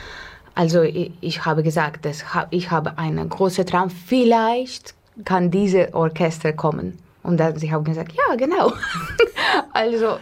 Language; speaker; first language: German; non-native, learner; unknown